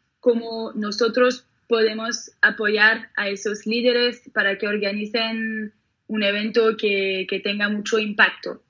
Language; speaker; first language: Spanish; non-native, fluent; French